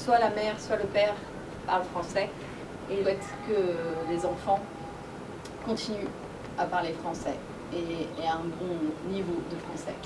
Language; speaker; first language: French; native; French